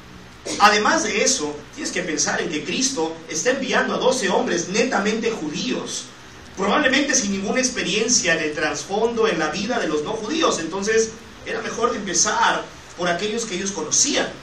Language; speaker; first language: Spanish; native; Spanish